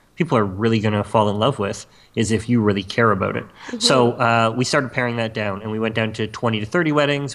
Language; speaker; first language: English; native; English